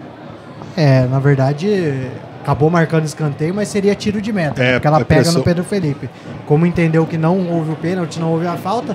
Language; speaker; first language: Portuguese; native; Portuguese